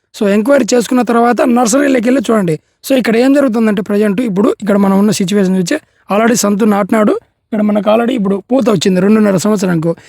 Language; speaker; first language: Telugu; native; Telugu